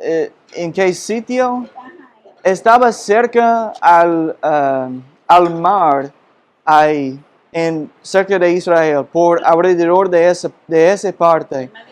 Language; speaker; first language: Spanish; non-native, fluent; English